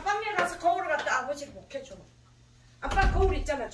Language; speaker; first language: Korean; native; Korean